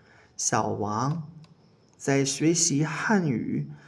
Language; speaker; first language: Chinese; non-native, fluent; Urdu